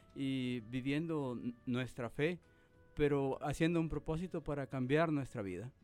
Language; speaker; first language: Spanish; native; Spanish